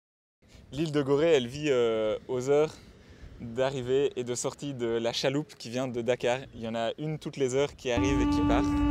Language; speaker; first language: French; native; French